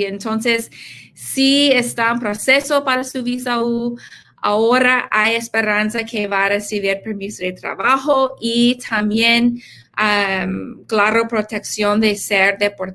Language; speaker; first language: Spanish; early bilingual, heritage; English